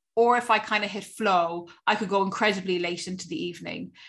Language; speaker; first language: English; native; English